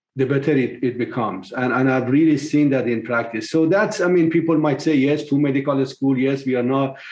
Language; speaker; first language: English; non-native, fluent; Persian